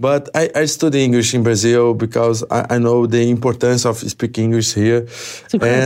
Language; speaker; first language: English; non-native, learner; Portuguese